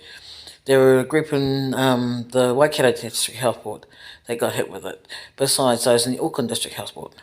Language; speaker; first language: English; native; English